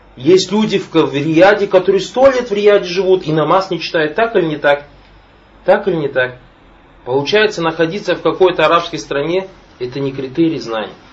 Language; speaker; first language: Russian; non-native, local second language; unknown